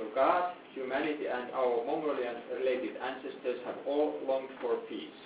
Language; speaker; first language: English; non-native, fluent; Finnish